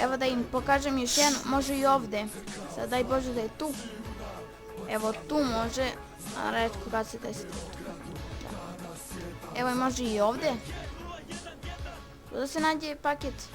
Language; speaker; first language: Croatian; native; Croatian